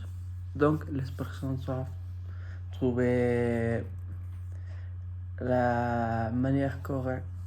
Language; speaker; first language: French; non-native, fluent; Spanish